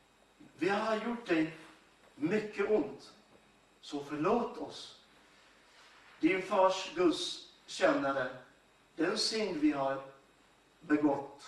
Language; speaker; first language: Swedish; non-native, fluent; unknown